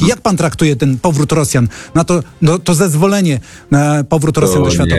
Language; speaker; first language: Polish; native; Polish